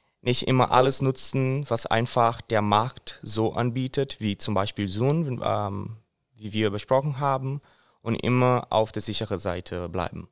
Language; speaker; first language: German; non-native, fluent; Portuguese